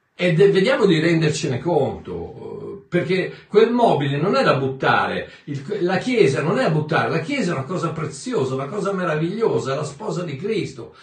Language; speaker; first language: Italian; native; Italian